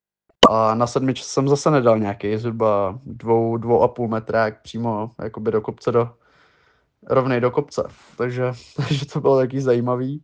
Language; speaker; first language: Czech; native; Czech